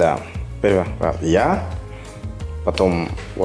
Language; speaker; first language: Russian; non-native, learner; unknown